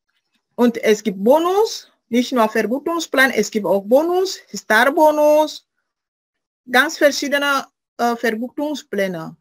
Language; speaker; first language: German; non-native, fluent; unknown